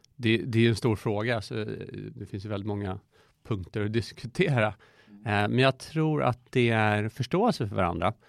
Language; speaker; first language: Swedish; early bilingual, other home language; Persian